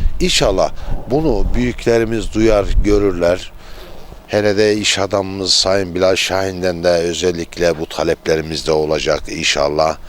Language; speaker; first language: Turkish; native; Turkish